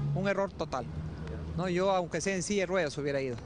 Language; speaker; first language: Spanish; native; Spanish